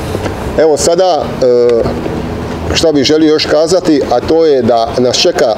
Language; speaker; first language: Serbian; native; Serbian